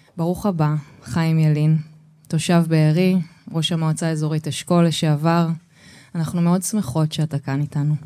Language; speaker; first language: Hebrew; native; Hebrew